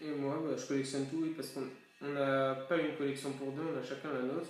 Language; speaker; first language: French; native; French